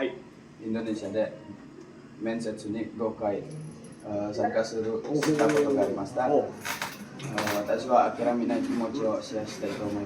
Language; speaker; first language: Japanese; non-native, learner; Indonesian